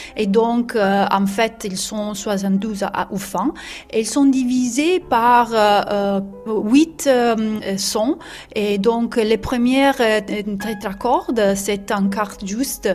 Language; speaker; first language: French; non-native, learner; Italian